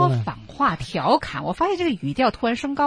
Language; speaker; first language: Chinese; native; Chinese